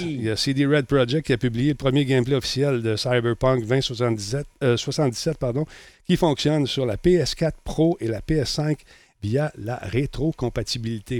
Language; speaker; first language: French; native; French